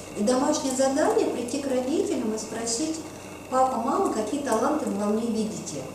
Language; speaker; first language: Russian; native; Russian